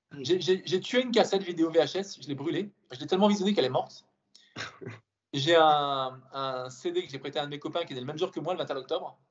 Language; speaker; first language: French; native; French